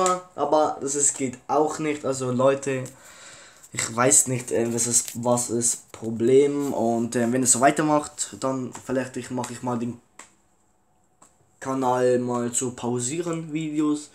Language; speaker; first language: German; early bilingual, other home language; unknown